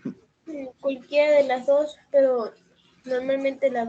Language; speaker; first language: Spanish; native; Spanish